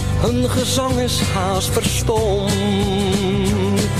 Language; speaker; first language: Dutch; native; Dutch